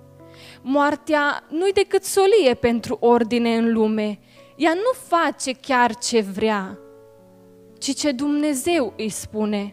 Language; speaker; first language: Romanian; native; Romanian